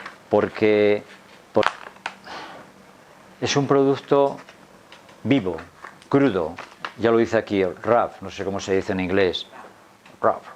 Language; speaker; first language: Spanish; native; Spanish